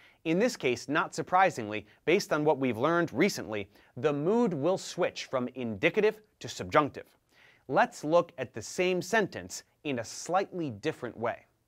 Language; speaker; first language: English; native; English